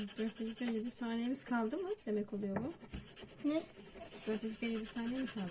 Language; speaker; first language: Turkish; native; Turkish